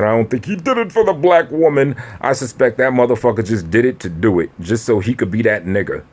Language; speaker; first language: English; native; English